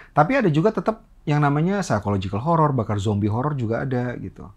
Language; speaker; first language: Indonesian; native; Indonesian